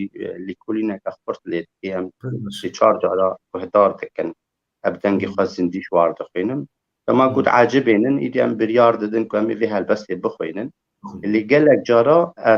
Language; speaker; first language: Kurdish; native; Kurdish